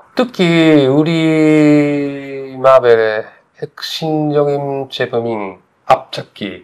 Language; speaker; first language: Korean; non-native, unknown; Japanese